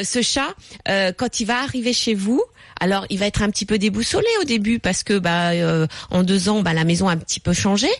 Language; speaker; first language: French; native; French